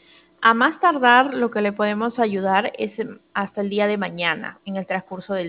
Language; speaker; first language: Spanish; native; Spanish